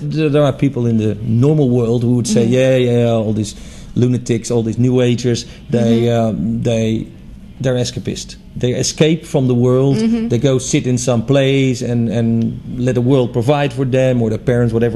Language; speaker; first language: English; non-native, fluent; Dutch